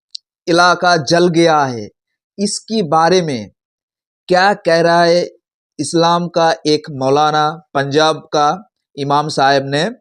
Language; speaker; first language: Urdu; non-native, local second language; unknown